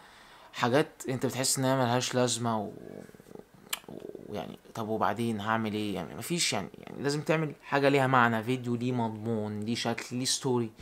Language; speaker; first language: Arabic; native; Arabic